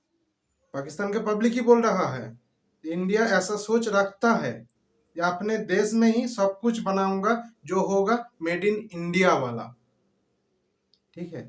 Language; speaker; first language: Hindi; non-native, local second language; Bangla